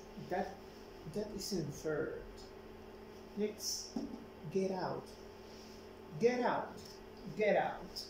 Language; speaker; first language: English; non-native, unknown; Spanish